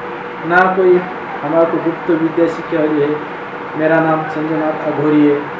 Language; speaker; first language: Hindi; non-native, local second language; Marathi